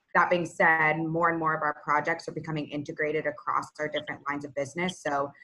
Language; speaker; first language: English; native; English